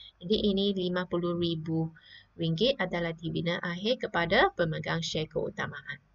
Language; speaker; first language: Malay; non-native, local second language; Chinese